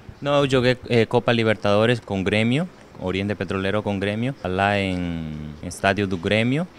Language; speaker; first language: Portuguese; non-native, learner; Spanish